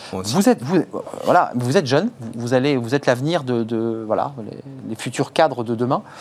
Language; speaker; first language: French; native; French